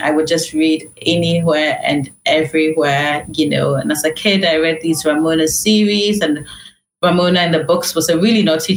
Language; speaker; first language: English; non-native, local second language; Akan